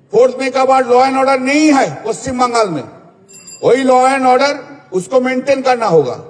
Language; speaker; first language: Hindi; non-native, local second language; Bangla